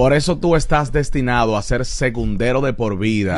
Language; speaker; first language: Spanish; native; Spanish